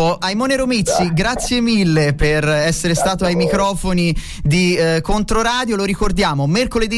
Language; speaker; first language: Italian; native; Italian